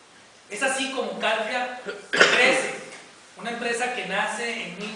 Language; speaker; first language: Spanish; native; Spanish